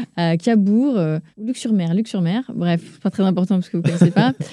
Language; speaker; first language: French; native; French